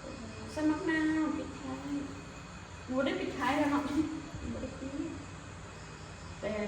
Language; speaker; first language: Thai; non-native, local second language; Lao